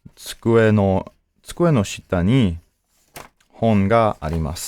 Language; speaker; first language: Japanese; non-native, learner; English